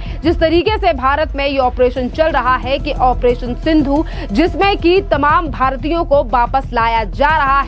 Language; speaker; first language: Hindi; native; Hindi